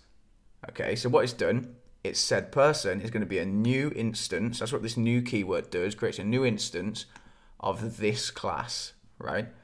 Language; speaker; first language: English; native; English